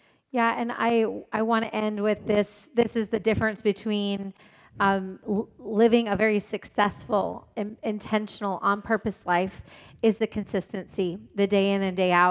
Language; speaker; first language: English; native; English